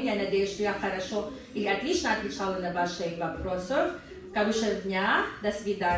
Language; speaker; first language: Russian; non-native, learner; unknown